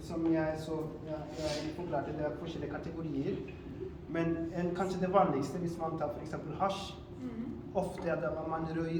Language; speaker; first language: Norwegian; non-native, fluent; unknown